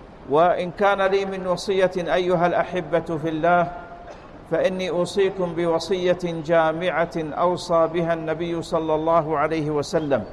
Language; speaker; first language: Arabic; native; Arabic